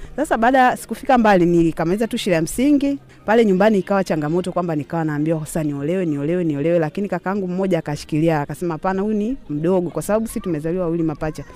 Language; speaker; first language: Swahili; native; Swahili